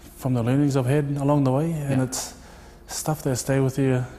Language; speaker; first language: English; native; English